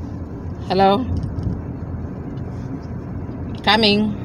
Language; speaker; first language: English; non-native, local second language; Filipino